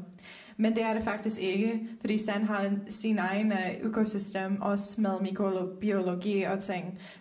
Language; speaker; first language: Danish; non-native, fluent; Dutch